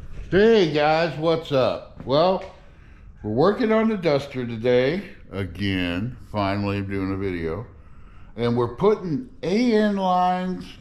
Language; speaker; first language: English; native; English